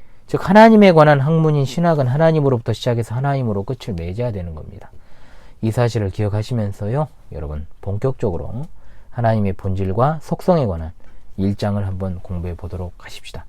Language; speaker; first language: Korean; native; Korean